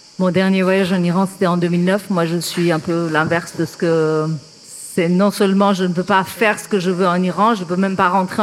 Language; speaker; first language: French; non-native, fluent; Persian